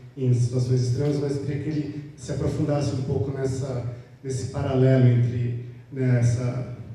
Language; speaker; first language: Portuguese; native; Portuguese